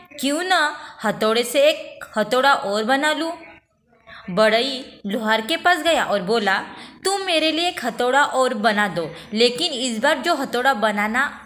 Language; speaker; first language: Hindi; non-native, local second language; Marathi